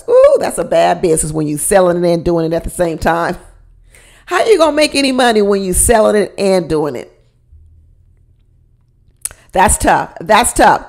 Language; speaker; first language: English; native; English